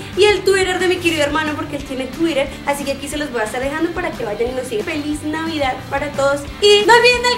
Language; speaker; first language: Spanish; native; Spanish